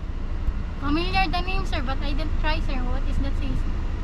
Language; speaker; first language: English; non-native, local second language; Cebuano